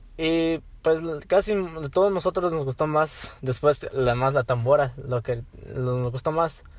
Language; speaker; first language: Spanish; early bilingual, heritage; Spanish